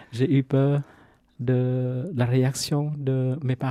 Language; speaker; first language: French; non-native, fluent; Vietnamese